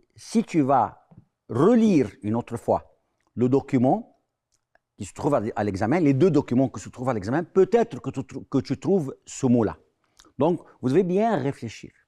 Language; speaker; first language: French; non-native, fluent; Arabic